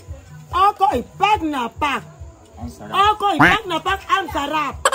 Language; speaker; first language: Filipino; non-native, learner; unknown